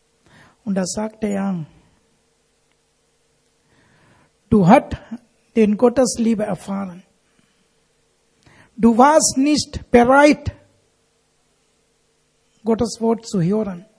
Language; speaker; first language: German; non-native, learner; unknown